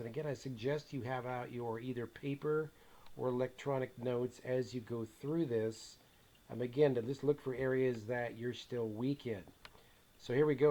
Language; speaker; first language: English; native; English